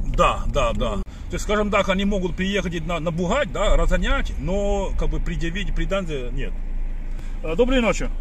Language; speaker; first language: Russian; non-native, fluent; Chinese